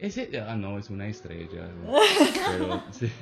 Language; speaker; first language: Spanish; non-native, fluent; English